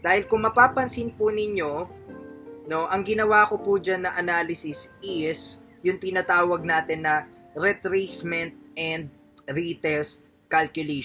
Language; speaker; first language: Filipino; native; Filipino